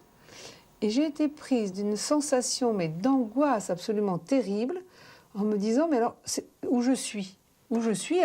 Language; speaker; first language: French; native; French